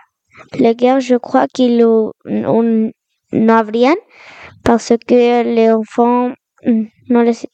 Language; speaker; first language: French; non-native, learner; Spanish